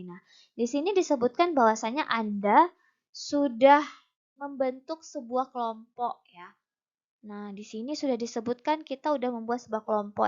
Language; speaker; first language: Indonesian; native; Indonesian